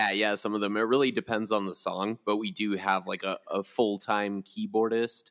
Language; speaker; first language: English; native; English